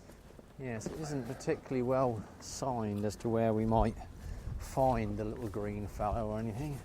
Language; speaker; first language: English; native; English